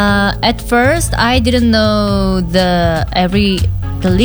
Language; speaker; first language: English; non-native, learner; Korean